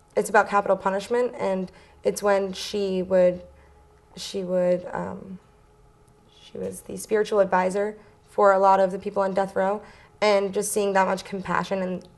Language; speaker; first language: English; native; English